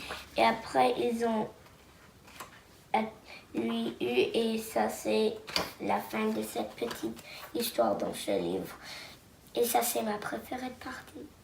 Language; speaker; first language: French; non-native, local second language; English